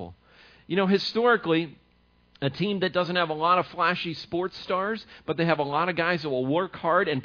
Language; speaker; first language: English; native; English